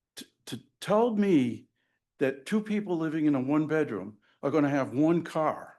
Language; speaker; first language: English; native; English